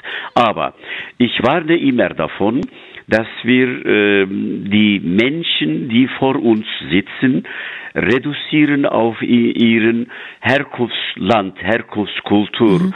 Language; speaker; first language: German; non-native, fluent; Turkish